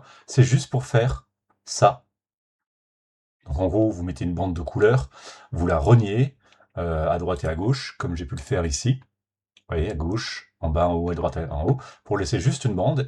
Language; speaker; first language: French; native; French